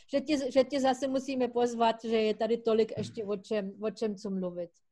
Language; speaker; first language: Czech; early bilingual, heritage; Czech